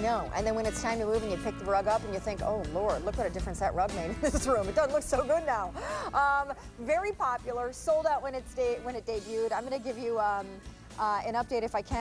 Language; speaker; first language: English; native; English